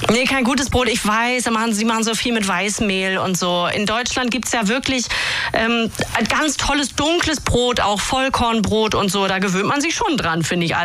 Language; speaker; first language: German; native; German